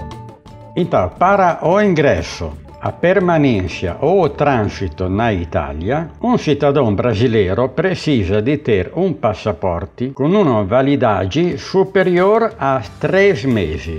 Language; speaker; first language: Portuguese; non-native, learner; Italian